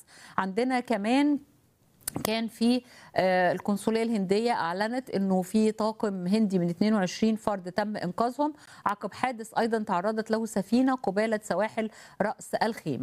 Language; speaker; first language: Arabic; native; Arabic